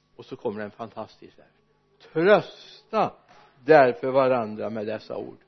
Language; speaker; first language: Swedish; native; Swedish